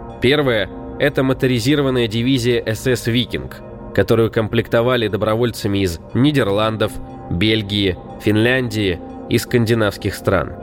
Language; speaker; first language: Russian; native; Russian